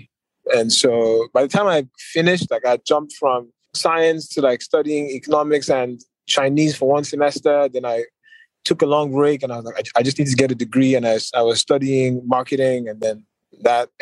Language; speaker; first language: English; non-native, local second language; Yoruba